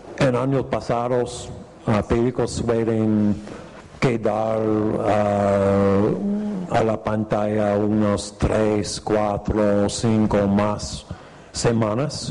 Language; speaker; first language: Spanish; non-native, fluent; English